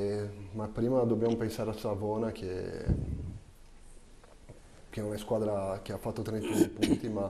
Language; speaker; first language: Italian; non-native, fluent; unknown